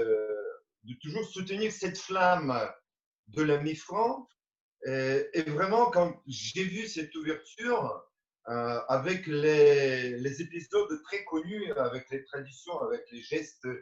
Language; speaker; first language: French; non-native, fluent; Romanian